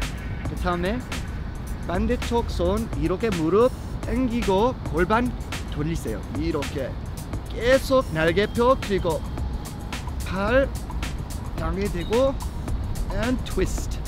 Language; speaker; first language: Korean; non-native, fluent; English